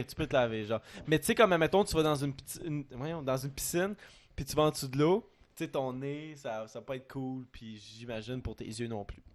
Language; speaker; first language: French; native; French